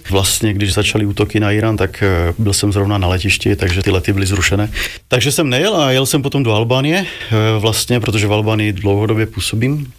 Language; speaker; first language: Czech; native; Czech